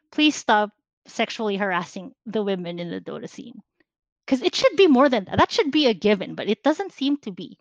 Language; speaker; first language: English; non-native, local second language; Filipino